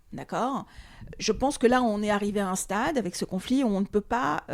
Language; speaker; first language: French; early bilingual, other home language; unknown